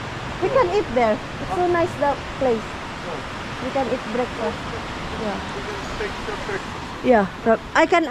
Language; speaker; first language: English; non-native, local second language; Filipino